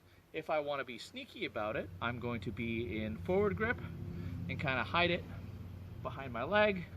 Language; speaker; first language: English; native; English